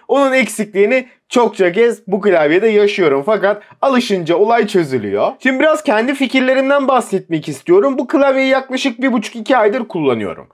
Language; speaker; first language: Turkish; native; Turkish